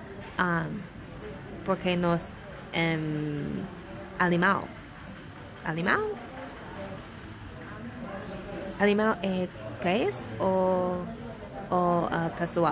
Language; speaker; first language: Portuguese; non-native, learner; English